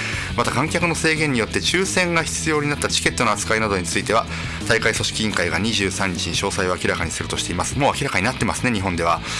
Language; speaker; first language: Japanese; native; Japanese